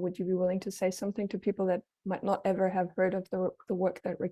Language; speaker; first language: English; non-native, fluent; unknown